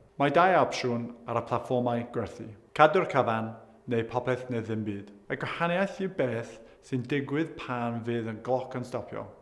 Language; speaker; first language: Welsh; non-native, local second language; English